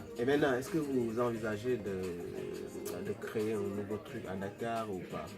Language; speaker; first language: French; non-native, local second language; Wolof